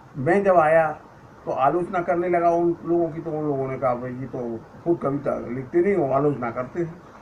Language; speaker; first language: Hindi; native; Hindi